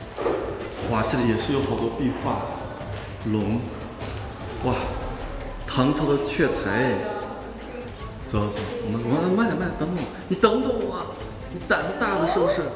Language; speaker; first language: Chinese; native; Chinese